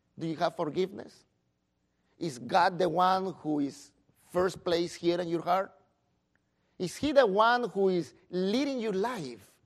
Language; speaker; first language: English; non-native, fluent; Spanish